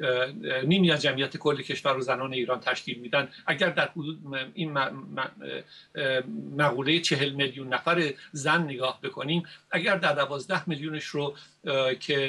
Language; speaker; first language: Persian; native; Persian